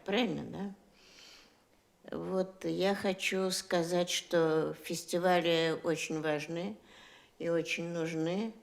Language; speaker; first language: Russian; native; Russian